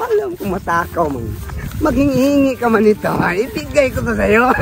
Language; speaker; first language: Filipino; non-native, local second language; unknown